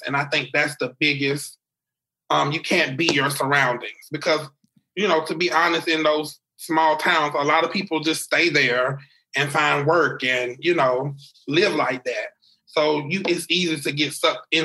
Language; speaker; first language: English; native; English